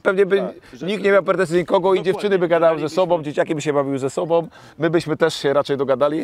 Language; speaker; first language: Polish; native; Polish